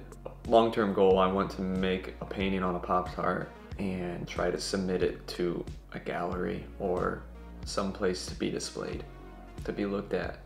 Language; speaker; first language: English; native; English